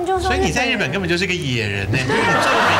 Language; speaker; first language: Chinese; native; Chinese